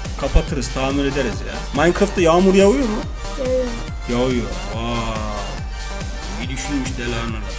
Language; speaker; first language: Turkish; native; Turkish